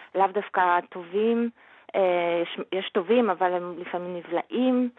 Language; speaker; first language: Hebrew; native; Hebrew